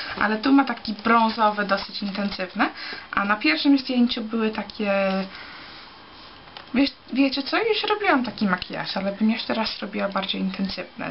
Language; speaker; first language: Polish; early bilingual, heritage; Polish